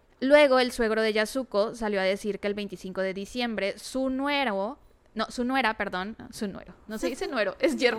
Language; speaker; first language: Spanish; native; Spanish